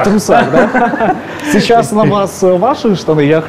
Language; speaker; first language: Russian; native; Russian